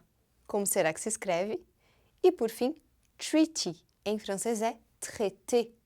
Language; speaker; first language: Portuguese; non-native, fluent; French